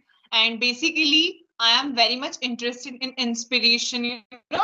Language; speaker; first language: English; non-native, local second language; Hindi